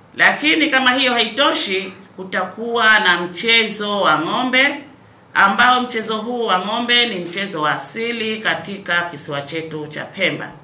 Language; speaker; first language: Swahili; native; Swahili